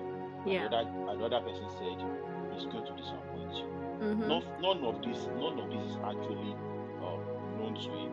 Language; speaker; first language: English; non-native, local second language; Yoruba